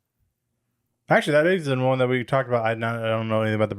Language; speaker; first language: English; native; English